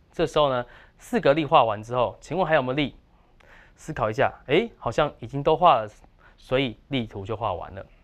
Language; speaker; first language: Chinese; native; Chinese